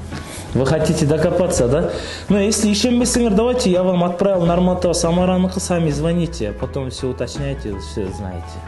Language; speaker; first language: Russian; non-native, local second language; Kyrgyz